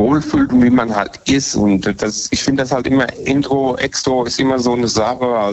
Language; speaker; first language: German; native; German